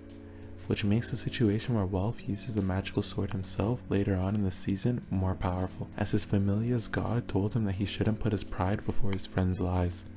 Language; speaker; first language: English; native; English